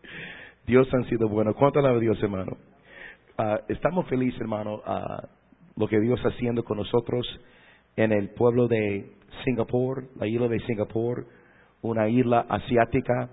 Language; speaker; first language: Spanish; non-native, fluent; English